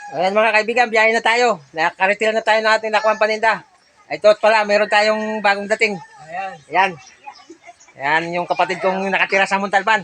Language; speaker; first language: Filipino; non-native, local second language; Bikol